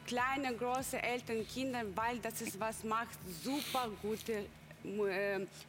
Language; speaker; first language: German; non-native, learner; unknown